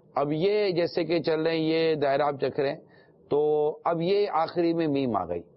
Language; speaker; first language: Urdu; non-native, local second language; Memoni